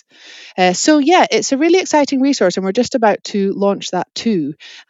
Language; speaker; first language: English; native; English